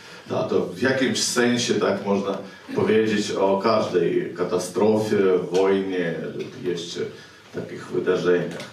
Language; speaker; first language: Polish; non-native, fluent; Ukrainian